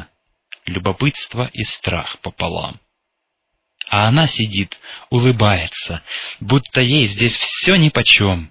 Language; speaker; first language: Russian; native; Russian